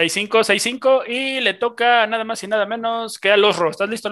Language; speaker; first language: Spanish; native; Spanish